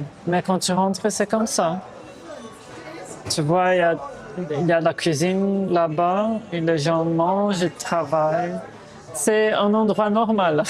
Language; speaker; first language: French; non-native, fluent; Portuguese